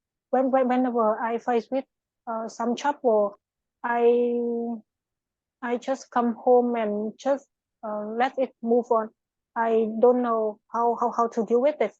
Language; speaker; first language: English; non-native, learner; Vietnamese